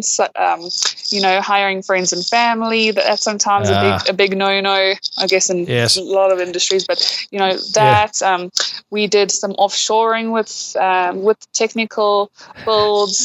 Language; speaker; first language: English; native; English